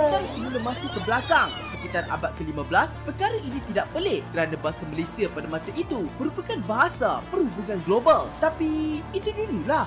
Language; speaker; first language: Malay; native; Malay